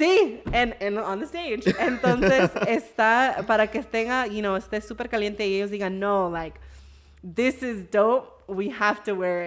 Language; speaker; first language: Spanish; early bilingual, heritage; English